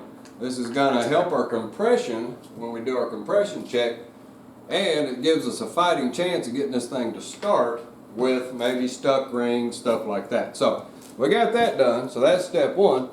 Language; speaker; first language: English; native; English